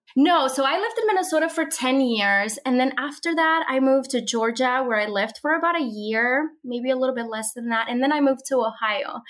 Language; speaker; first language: English; early bilingual, other home language; Spanish